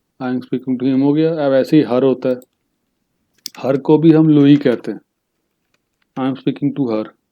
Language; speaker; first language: Hindi; native; Hindi